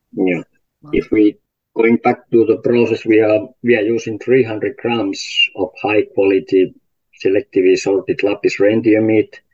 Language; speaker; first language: English; non-native, learner; Finnish